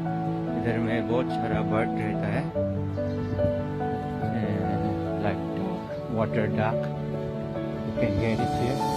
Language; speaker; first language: Hindi; non-native, local second language; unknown